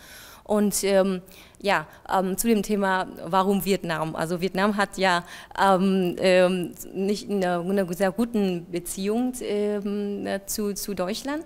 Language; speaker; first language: German; non-native, fluent; Vietnamese